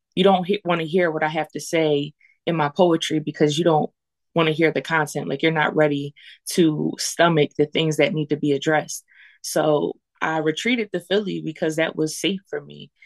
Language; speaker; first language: English; native; English